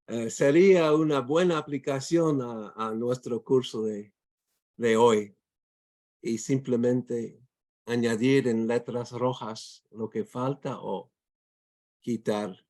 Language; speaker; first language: Spanish; non-native, fluent; English